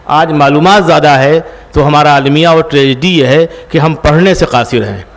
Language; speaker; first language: Urdu; native; Urdu